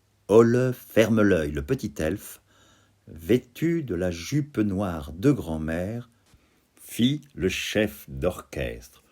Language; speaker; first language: French; native; French